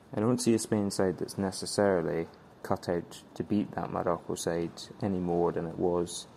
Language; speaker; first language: English; native; English